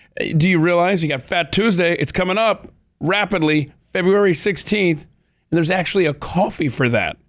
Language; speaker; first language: English; native; English